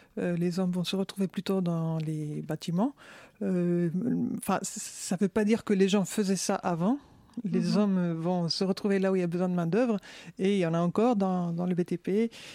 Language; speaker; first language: French; non-native, fluent; Spanish